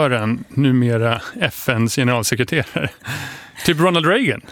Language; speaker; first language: Swedish; non-native, fluent; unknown